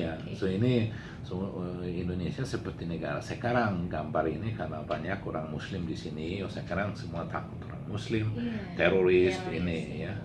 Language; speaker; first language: Indonesian; non-native, learner; Swedish